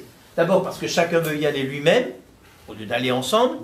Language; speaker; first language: French; native; French